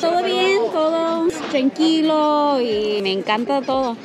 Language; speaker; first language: Spanish; non-native, learner; English